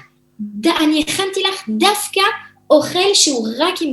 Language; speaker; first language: Hebrew; non-native, fluent; French